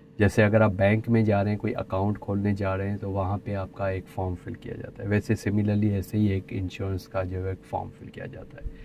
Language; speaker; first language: Urdu; non-native, local second language; Sindhi